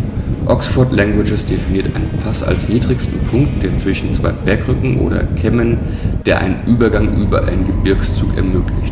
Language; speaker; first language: German; native; German